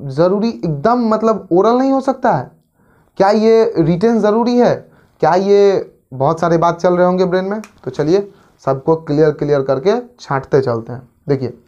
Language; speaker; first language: Hindi; native; Hindi